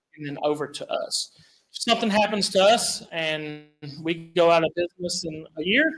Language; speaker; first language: English; native; English